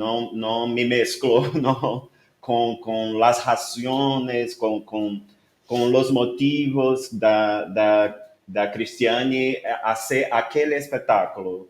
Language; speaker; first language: Spanish; non-native, learner; Portuguese